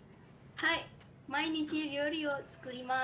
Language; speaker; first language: Japanese; non-native, learner; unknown